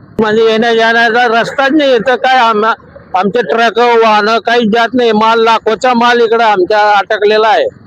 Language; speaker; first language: Marathi; native; Marathi